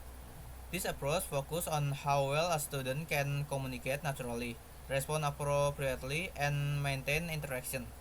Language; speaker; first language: English; non-native, learner; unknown